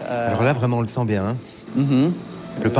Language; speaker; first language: French; native; French